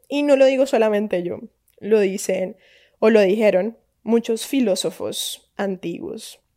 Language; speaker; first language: Spanish; native; Spanish